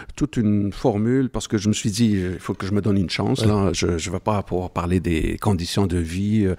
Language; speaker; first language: French; non-native, local second language; Arabic